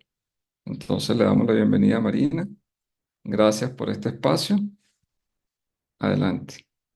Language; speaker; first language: Spanish; native; Spanish